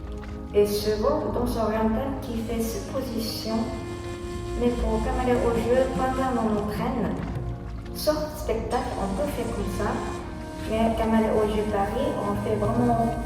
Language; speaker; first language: French; non-native, learner; Japanese